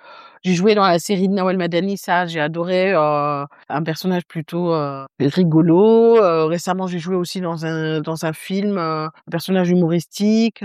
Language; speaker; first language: French; non-native, local second language; Arabic